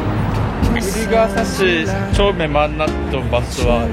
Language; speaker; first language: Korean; non-native, learner; Japanese